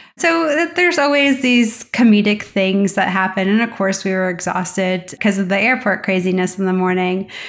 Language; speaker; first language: English; native; English